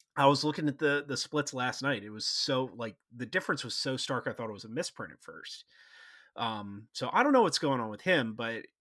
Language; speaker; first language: English; native; English